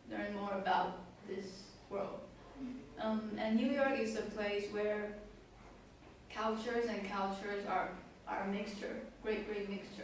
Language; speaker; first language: English; non-native, learner; Chinese